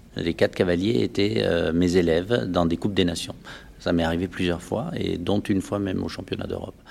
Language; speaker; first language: French; native; French